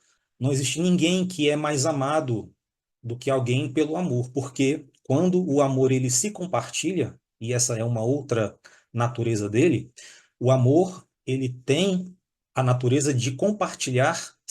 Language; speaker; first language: Portuguese; native; Portuguese